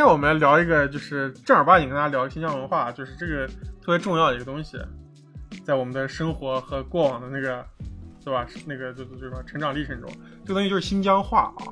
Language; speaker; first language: Chinese; native; Chinese